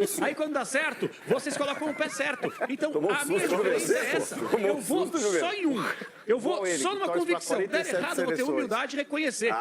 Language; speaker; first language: Portuguese; native; Portuguese